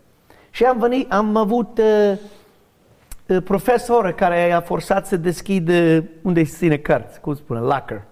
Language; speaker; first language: Romanian; non-native, learner; English